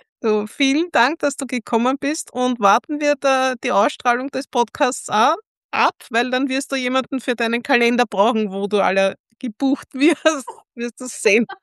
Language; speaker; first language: German; native; German